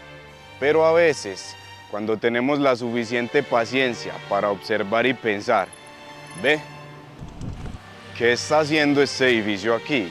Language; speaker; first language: Spanish; native; Spanish